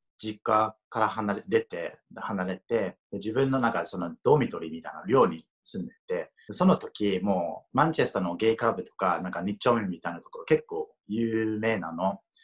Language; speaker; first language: Japanese; non-native, fluent; English